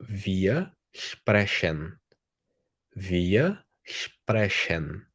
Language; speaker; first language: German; non-native, fluent; Portuguese